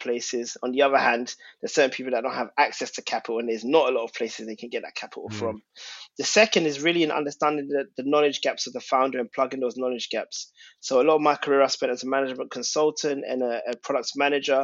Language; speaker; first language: English; native; English